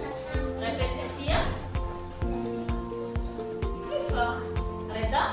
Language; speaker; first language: French; non-native, local second language; Arabic